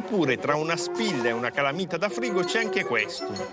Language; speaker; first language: Italian; native; Italian